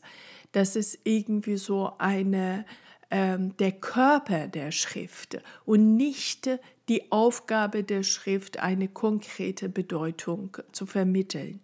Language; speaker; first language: German; non-native, fluent; Persian